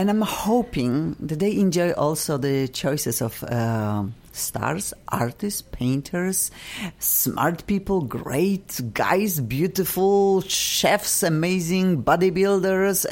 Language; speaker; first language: English; non-native, fluent; Polish